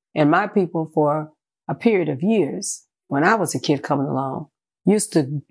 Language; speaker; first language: English; native; English